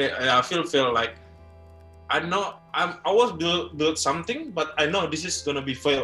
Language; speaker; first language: English; non-native, learner; Indonesian